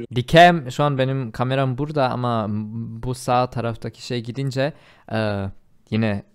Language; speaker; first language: Turkish; early bilingual, heritage; Turkish